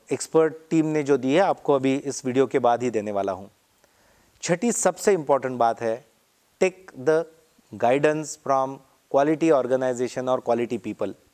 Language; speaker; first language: Hindi; non-native, local second language; Marathi